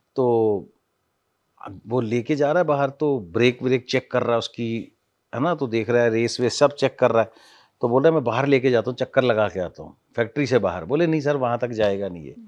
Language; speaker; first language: Hindi; non-native, local second language; Punjabi